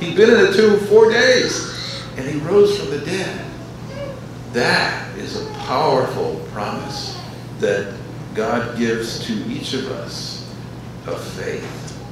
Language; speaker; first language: English; native; English